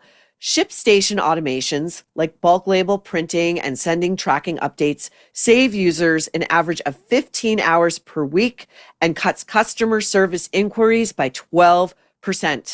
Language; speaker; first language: English; native; English